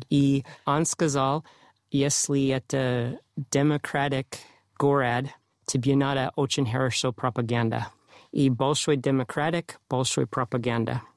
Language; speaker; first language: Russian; non-native, learner; English